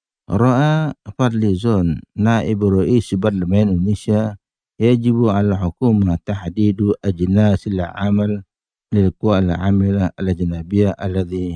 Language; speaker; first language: Arabic; non-native, fluent; Indonesian